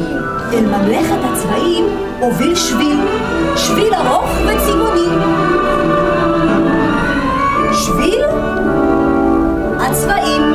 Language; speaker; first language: Hebrew; native; Hebrew